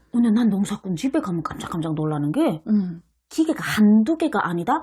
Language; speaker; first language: Korean; native; Korean